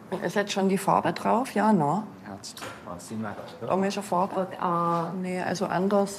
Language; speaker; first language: German; native; German